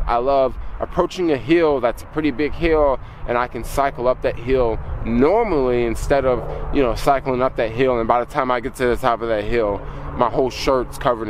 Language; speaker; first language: English; native; English